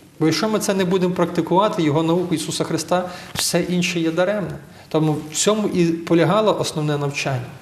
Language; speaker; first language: Ukrainian; native; Ukrainian